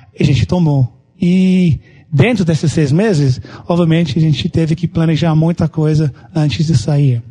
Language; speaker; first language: Portuguese; non-native, fluent; English